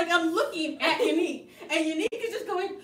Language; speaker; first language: English; native; English